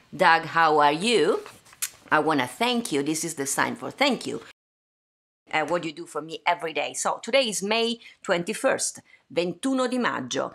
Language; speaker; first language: English; non-native, fluent; Italian